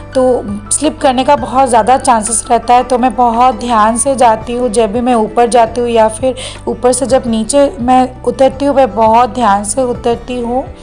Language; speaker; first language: Hindi; non-native, local second language; Bangla